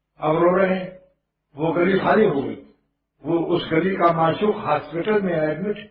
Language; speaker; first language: Urdu; native; Urdu